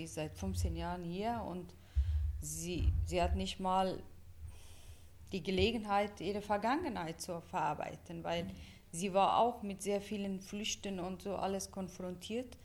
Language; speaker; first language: German; non-native, fluent; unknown